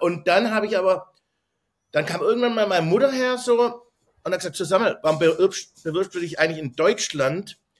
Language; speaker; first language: German; native; German